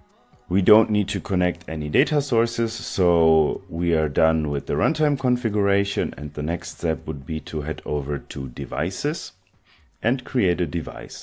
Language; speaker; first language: English; non-native, fluent; German